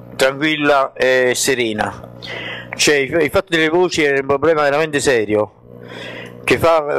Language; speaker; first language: Italian; native; Italian